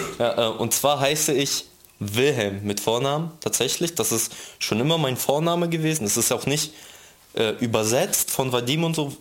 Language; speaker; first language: German; early bilingual, other home language; Russian